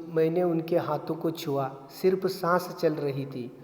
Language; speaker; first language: Hindi; non-native, local second language; Marathi